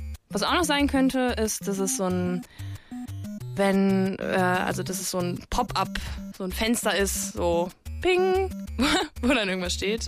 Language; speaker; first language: German; native; German